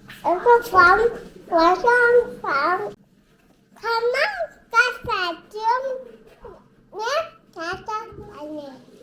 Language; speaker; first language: Russian; early bilingual, other home language; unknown